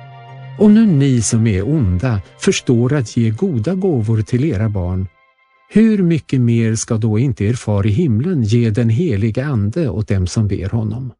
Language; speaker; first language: Swedish; native; Swedish